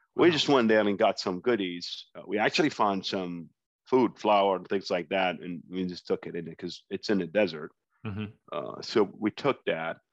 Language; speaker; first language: English; non-native, fluent; Arabic